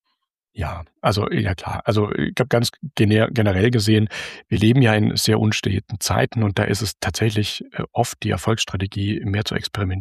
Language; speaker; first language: German; native; German